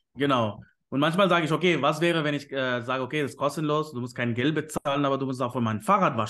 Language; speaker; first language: German; non-native, fluent; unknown